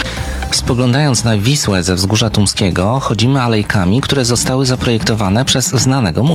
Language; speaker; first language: Polish; native; Polish